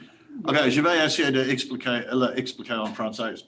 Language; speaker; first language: French; non-native, learner; English